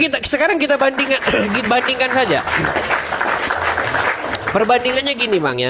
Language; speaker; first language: Indonesian; native; Indonesian